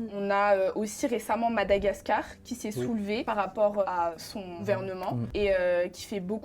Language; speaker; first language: French; native; French